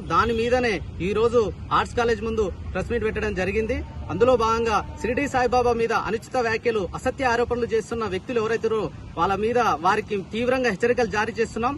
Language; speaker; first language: Telugu; native; Telugu